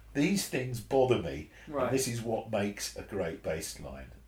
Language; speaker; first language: English; native; English